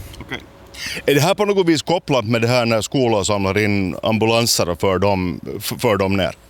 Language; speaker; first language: Swedish; native; Swedish